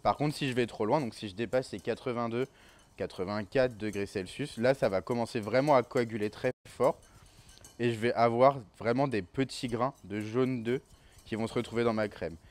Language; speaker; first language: French; native; French